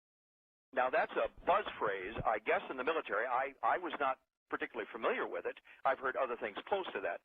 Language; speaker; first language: English; native; English